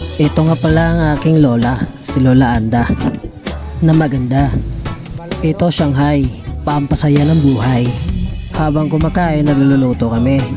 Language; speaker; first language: Filipino; non-native, local second language; Hiligaynon